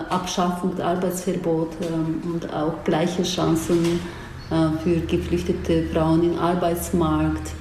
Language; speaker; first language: German; non-native, fluent; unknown